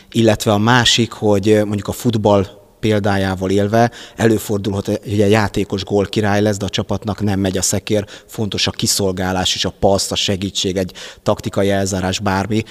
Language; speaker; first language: Hungarian; native; Hungarian